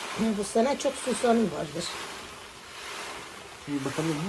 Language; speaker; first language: Turkish; non-native, local second language; Kurdish